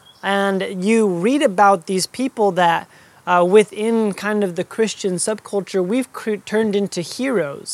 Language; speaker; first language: English; native; English